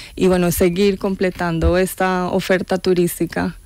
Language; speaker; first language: Spanish; native; Spanish